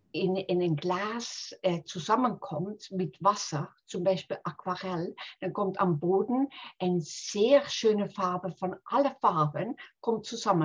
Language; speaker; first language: German; non-native, fluent; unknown